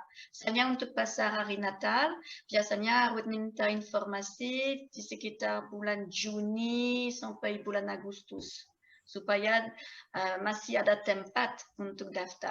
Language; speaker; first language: Indonesian; non-native, fluent; French